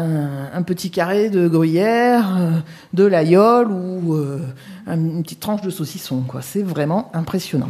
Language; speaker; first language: French; native; French